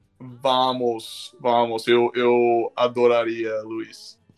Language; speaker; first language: Portuguese; non-native, learner; English